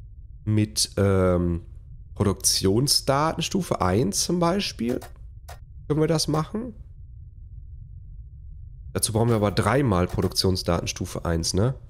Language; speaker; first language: German; native; German